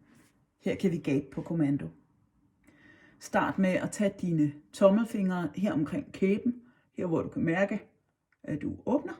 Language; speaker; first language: Danish; native; Danish